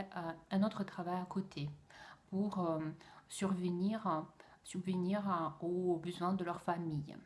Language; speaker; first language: French; non-native, fluent; Russian